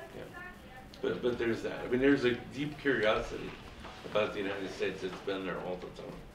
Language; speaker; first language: English; native; English